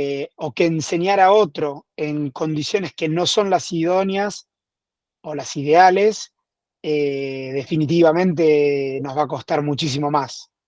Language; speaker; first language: Spanish; native; Spanish